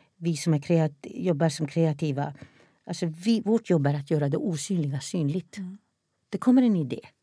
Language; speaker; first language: Swedish; non-native, local second language; Northern Sami